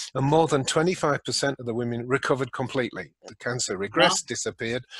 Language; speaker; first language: English; native; English